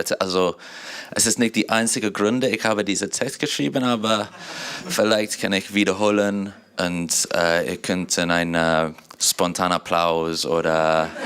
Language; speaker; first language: German; non-native, learner; English